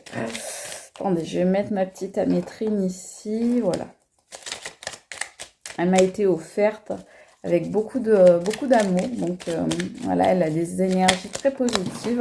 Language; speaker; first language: French; native; French